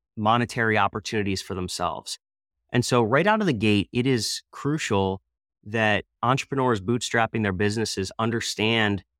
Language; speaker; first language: English; native; English